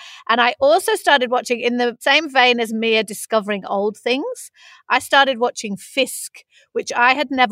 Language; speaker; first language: English; native; English